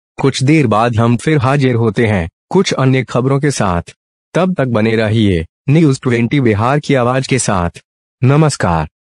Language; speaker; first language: Hindi; native; Hindi